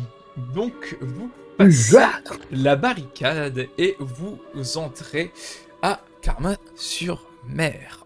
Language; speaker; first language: French; native; French